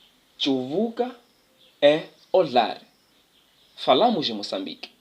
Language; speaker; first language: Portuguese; non-native, local second language; Tsonga